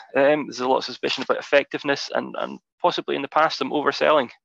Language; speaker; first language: English; native; English